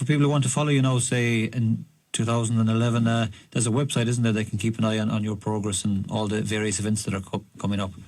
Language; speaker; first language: English; native; English